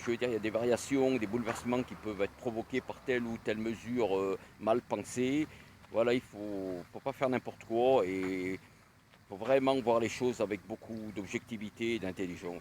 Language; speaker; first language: French; native; French